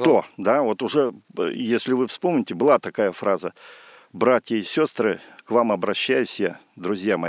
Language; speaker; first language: Russian; native; Russian